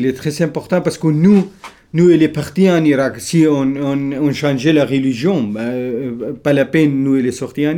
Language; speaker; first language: French; non-native, learner; Kurdish